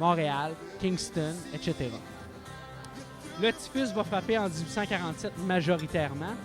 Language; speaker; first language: French; native; French